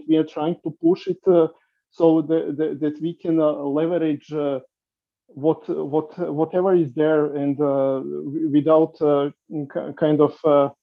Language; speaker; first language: English; non-native, fluent; Serbian